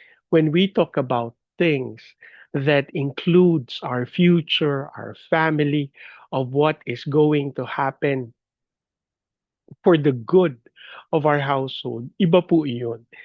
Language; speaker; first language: English; non-native, local second language; Filipino